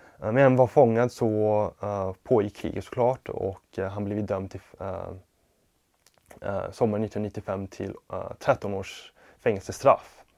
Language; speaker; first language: Swedish; non-native, fluent; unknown